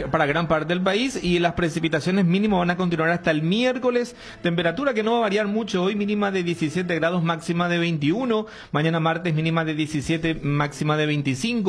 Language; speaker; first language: Spanish; native; Spanish